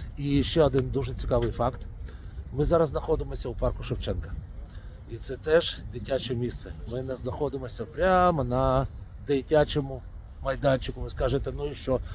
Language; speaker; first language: Ukrainian; non-native, local second language; Russian